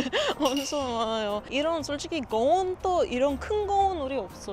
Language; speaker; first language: Korean; non-native, learner; Papiamento